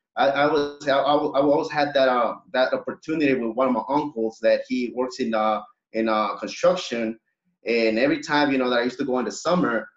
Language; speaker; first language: English; early bilingual, other home language; Spanish